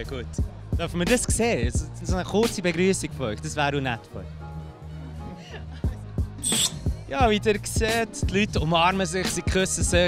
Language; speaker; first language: German; native; German